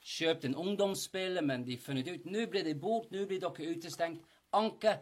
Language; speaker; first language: Norwegian; non-native, fluent; English